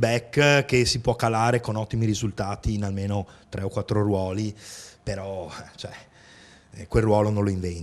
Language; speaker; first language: Italian; native; Italian